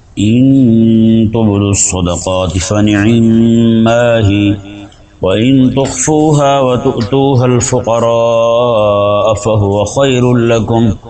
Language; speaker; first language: Urdu; non-native, local second language; Punjabi